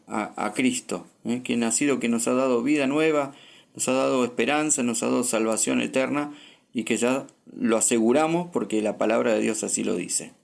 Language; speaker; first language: Spanish; native; Spanish